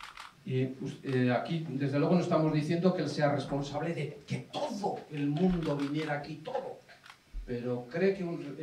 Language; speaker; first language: Spanish; native; Spanish